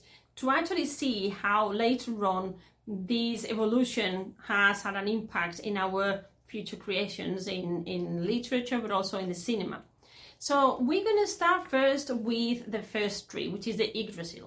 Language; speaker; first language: English; non-native, fluent; Spanish